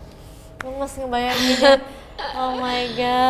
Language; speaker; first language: Indonesian; native; Indonesian